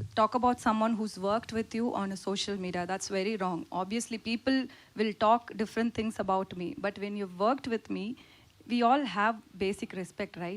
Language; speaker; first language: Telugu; non-native, learner; Tamil